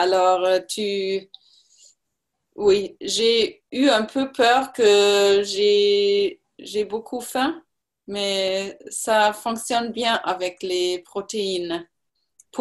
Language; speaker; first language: French; non-native, learner; German